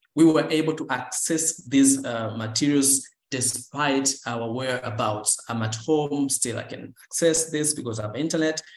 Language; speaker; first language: English; non-native, local second language; Swahili